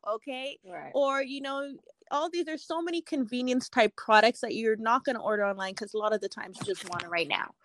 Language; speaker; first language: English; native; English